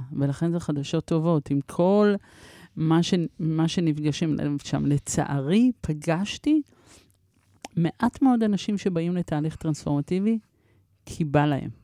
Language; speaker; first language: Hebrew; early bilingual, other home language; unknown